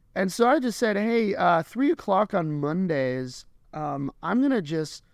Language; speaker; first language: English; native; English